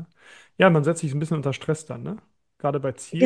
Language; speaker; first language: German; native; German